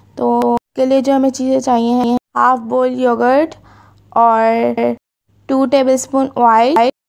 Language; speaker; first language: Urdu; native; Urdu